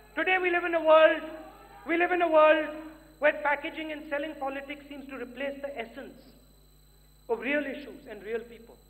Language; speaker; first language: English; non-native, local second language; Hindi